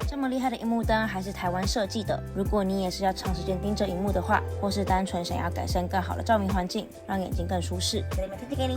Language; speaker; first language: Chinese; native; Chinese